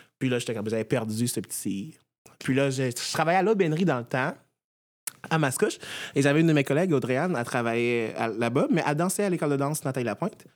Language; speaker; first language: French; non-native, fluent; Haitian Creole